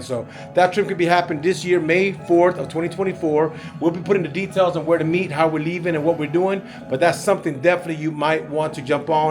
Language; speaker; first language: English; native; English